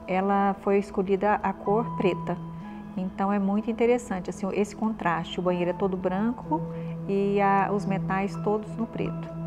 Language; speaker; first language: Portuguese; native; Portuguese